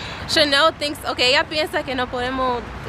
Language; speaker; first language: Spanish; non-native, learner; English